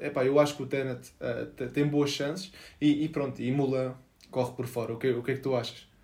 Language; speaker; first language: Portuguese; native; Portuguese